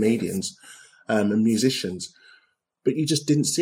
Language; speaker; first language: English; native; English